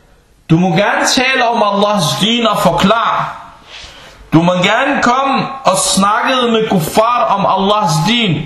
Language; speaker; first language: Danish; early bilingual, other home language; Arabic